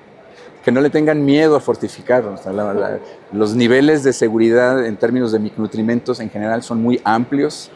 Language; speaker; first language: Spanish; native; Spanish